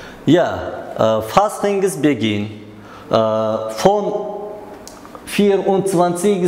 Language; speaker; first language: German; non-native, learner; Uzbek